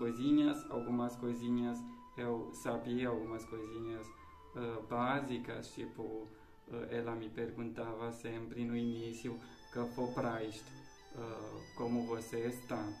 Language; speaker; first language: Portuguese; non-native, fluent; Romanian